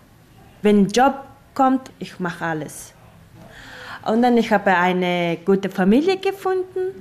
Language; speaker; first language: German; non-native, learner; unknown